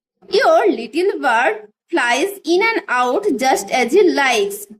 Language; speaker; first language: English; non-native, local second language; Bangla